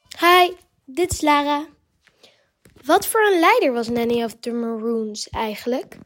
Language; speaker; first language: Dutch; native; Dutch